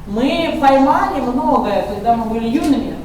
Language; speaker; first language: Russian; native; Russian